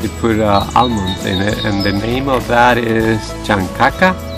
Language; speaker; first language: English; non-native, fluent; Spanish